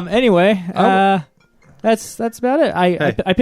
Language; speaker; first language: English; native; English